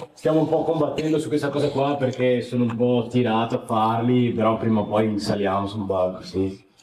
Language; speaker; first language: Italian; native; Italian